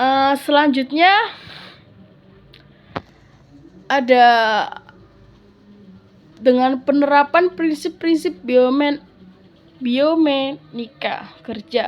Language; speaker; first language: Indonesian; native; Indonesian